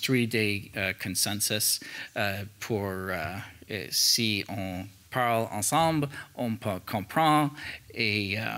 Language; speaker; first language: French; non-native, learner; English